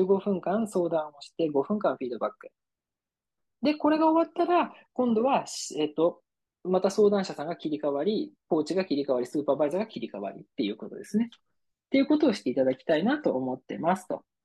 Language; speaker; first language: Japanese; native; Japanese